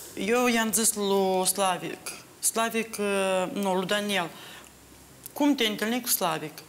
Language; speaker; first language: Romanian; native; Romanian